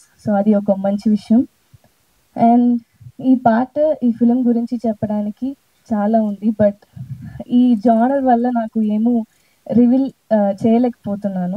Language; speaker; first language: Telugu; non-native, learner; Tamil